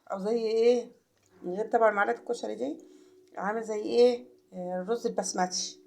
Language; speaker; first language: Arabic; native; Arabic